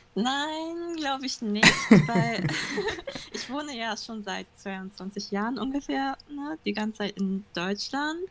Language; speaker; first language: German; early bilingual, other home language; Japanese